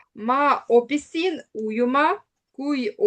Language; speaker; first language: Estonian; non-native, learner; Russian